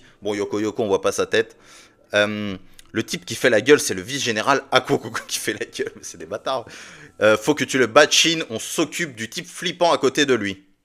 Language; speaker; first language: French; native; French